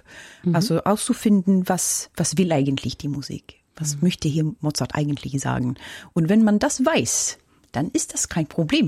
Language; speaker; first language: German; non-native, fluent; Norwegian